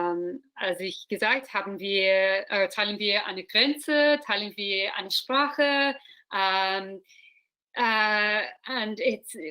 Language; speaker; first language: German; non-native, learner; English